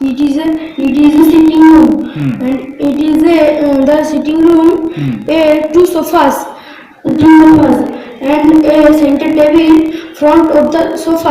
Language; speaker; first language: English; non-native, learner; Bangla